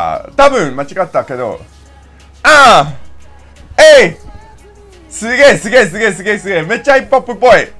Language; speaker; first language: Japanese; non-native, learner; English